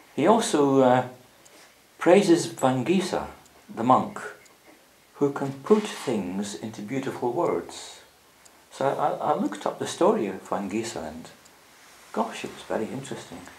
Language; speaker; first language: English; native; English